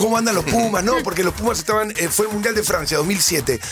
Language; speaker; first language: Spanish; native; Spanish